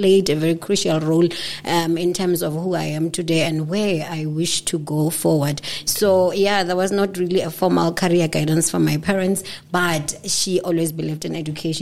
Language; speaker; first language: English; non-native, local second language; Northern Sotho